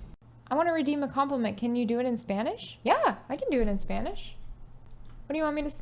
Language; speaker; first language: English; native; English